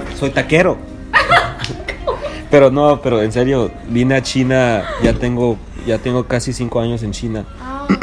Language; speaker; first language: Spanish; early bilingual, heritage; Spanish